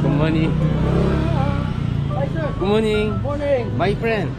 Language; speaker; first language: English; non-native, learner; Korean